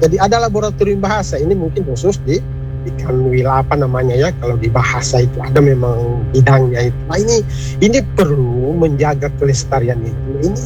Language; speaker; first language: Indonesian; non-native, local second language; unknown